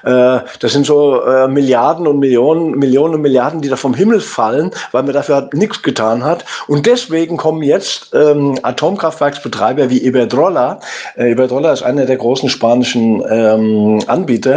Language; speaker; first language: German; native; German